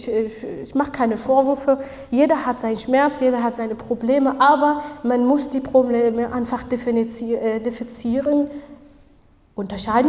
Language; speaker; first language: German; non-native, fluent; Kurdish